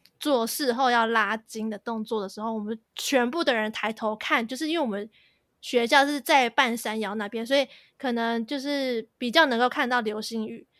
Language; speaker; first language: Chinese; native; Chinese